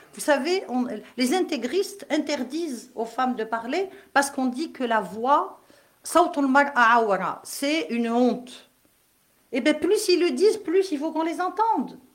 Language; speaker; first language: French; non-native, local second language; Kabyle